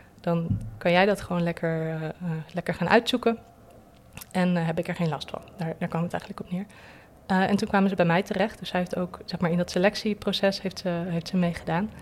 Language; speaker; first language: Dutch; native; Dutch